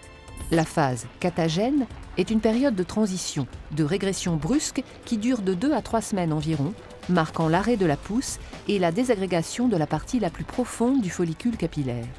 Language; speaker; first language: French; native; French